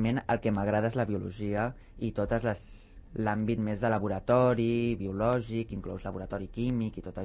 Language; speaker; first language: Catalan; native; Catalan